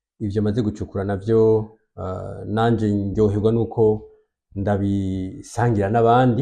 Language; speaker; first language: Rundi; native; Rundi